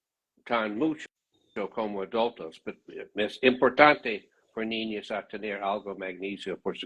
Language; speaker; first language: Spanish; non-native, learner; English